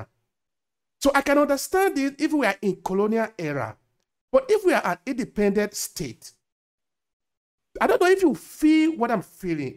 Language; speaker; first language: English; non-native, local second language; Bini